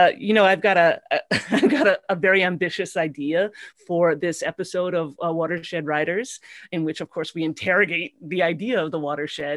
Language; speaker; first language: English; native; English